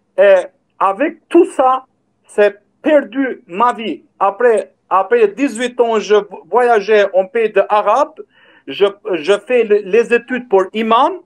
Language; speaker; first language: French; non-native, learner; Albanian